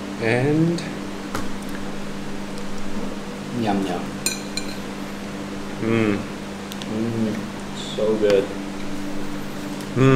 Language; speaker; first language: English; non-native, learner; Korean